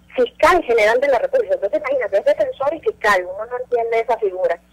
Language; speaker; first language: Spanish; native; Spanish